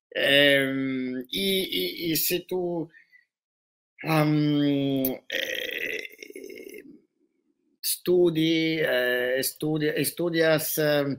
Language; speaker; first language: Spanish; non-native, learner; Italian